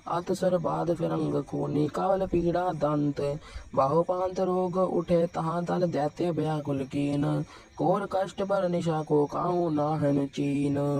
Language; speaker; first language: Hindi; non-native, local second language; Punjabi